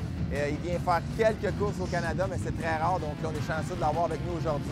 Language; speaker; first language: French; native; French